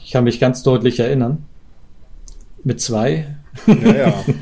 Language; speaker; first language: German; native; German